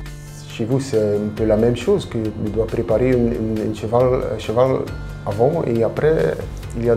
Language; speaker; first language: French; non-native, local second language; Dutch